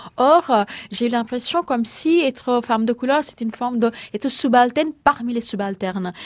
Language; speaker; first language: French; non-native, fluent; Bangla